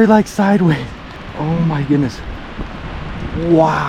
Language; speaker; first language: English; native; English